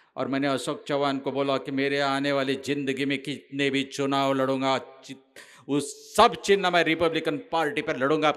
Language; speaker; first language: Hindi; non-native, local second language; Marathi